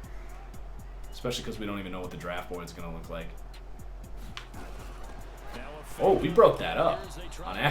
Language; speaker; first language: English; native; English